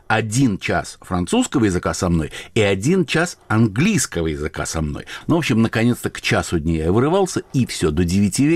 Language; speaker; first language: Russian; native; Russian